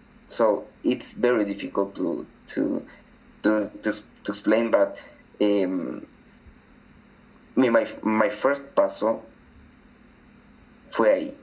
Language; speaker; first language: English; non-native, learner; Spanish